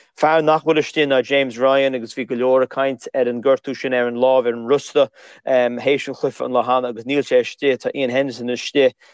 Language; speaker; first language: Irish; native; Irish